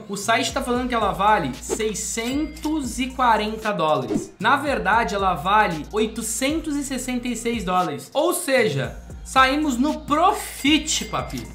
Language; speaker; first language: Portuguese; native; Portuguese